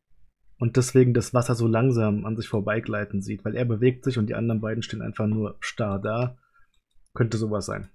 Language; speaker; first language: German; native; German